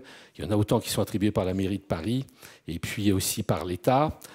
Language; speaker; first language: French; native; French